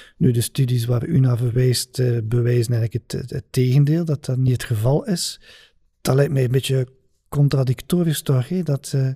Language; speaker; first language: Dutch; native; Dutch